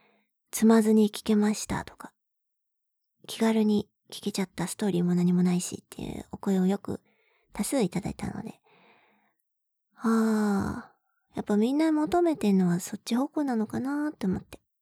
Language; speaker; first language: Japanese; native; Japanese